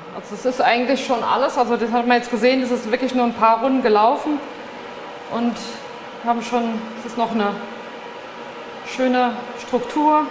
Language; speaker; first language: German; native; German